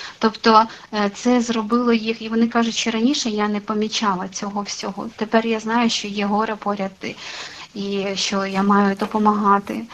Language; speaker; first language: Ukrainian; non-native, local second language; Russian